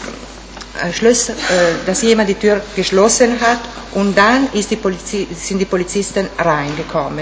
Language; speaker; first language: German; non-native, fluent; Italian